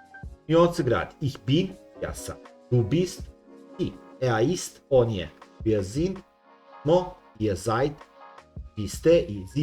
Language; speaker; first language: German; non-native, fluent; Serbian